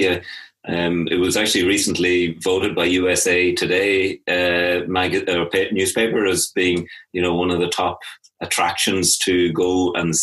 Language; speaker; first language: English; native; English